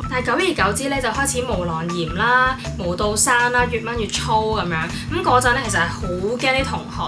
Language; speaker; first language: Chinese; non-native, local second language; Cantonese